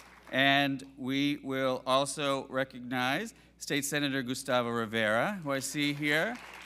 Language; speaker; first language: English; native; English